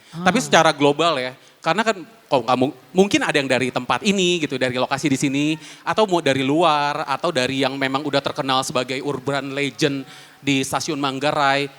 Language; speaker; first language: Indonesian; native; Indonesian